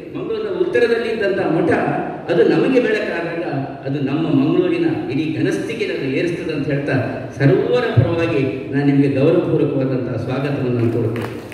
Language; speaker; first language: Kannada; non-native, local second language; Tulu